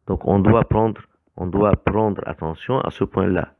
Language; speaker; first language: French; non-native, fluent; Arabic